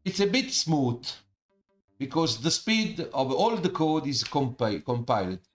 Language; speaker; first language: English; non-native, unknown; Italian